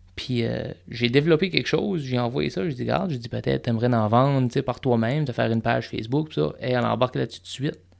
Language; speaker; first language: French; native; French